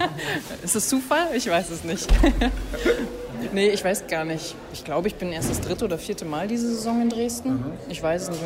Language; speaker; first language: German; native; German